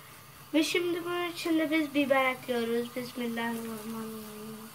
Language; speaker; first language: Turkish; non-native, fluent; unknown